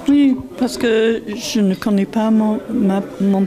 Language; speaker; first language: French; non-native, learner; English